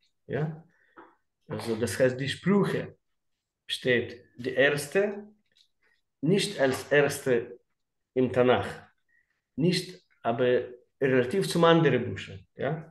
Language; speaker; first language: German; non-native, learner; Russian